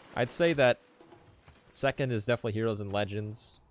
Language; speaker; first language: English; native; English